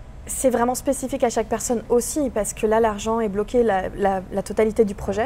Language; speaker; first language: French; native; French